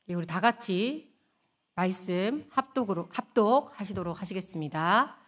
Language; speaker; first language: Korean; native; Korean